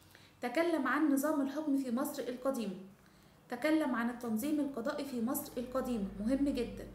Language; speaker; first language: Arabic; native; Arabic